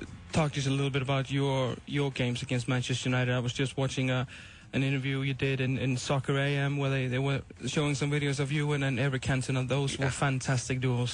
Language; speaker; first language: English; non-native, fluent; Icelandic